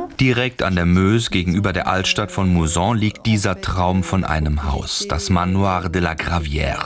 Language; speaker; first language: German; native; German